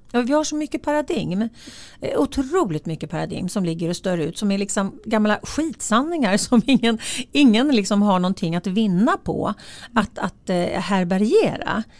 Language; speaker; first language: Swedish; native; Swedish